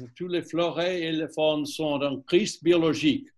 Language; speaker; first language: French; non-native, learner; English